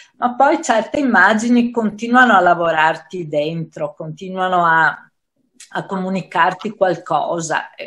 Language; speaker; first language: Italian; native; Italian